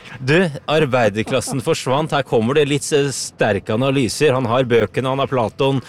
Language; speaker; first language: Norwegian; native; Norwegian